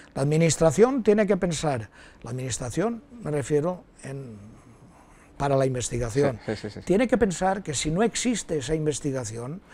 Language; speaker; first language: Spanish; native; Spanish